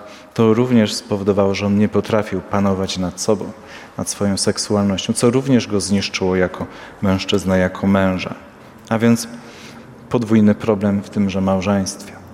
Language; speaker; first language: Polish; native; Polish